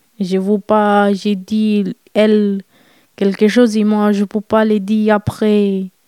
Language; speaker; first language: French; non-native, learner; Romany